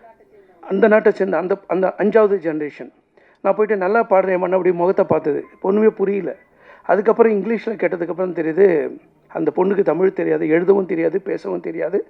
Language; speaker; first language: Tamil; native; Tamil